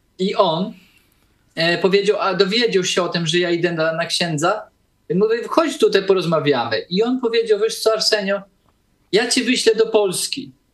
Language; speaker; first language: Polish; early bilingual, heritage; Polish